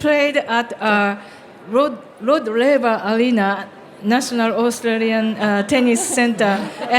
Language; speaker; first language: English; non-native, learner; Japanese